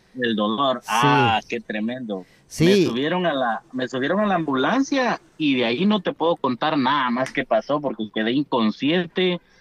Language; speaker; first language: Spanish; native; Spanish